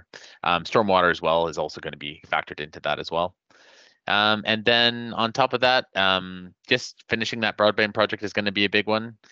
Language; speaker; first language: English; native; English